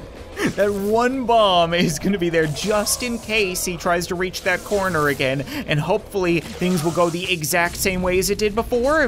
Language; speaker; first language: English; native; English